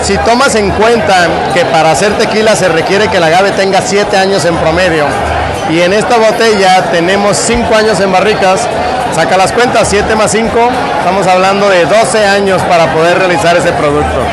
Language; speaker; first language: Spanish; native; Spanish